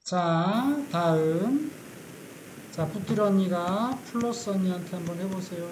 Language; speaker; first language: Korean; native; Korean